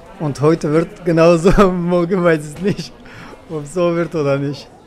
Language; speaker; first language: German; non-native, learner; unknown